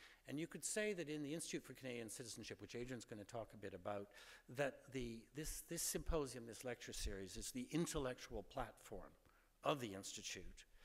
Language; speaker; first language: English; native; English